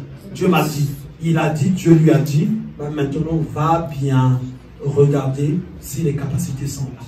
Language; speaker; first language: French; non-native, local second language; Lingala